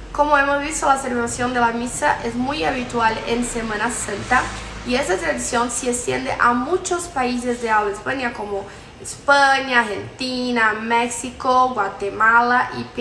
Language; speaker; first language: Spanish; non-native, fluent; Portuguese